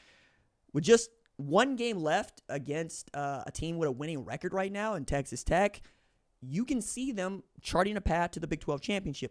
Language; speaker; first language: English; native; English